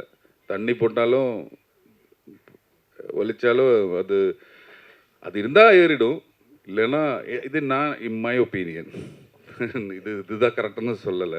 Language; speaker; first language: Tamil; non-native, learner; Malayalam